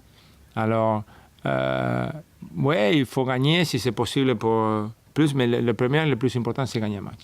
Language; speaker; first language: French; non-native, fluent; Spanish